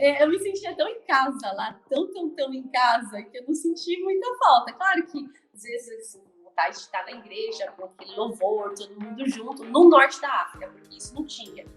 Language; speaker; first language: Portuguese; native; Portuguese